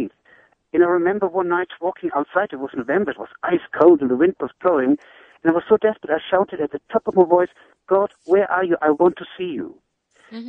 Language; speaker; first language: English; non-native, fluent; German